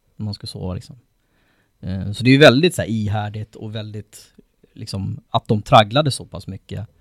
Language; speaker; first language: Swedish; native; Swedish